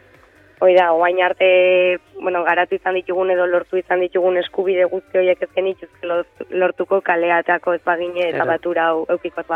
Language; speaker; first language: Basque; native; Basque